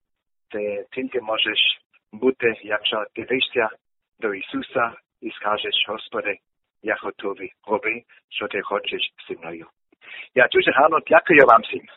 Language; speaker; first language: Ukrainian; non-native, learner; German